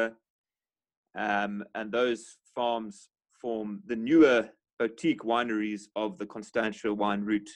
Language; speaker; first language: English; native; English